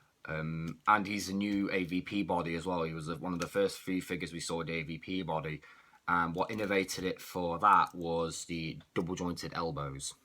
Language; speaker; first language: English; native; English